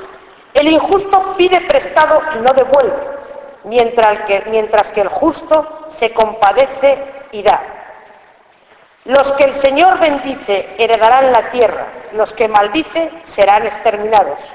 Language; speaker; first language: Spanish; native; Spanish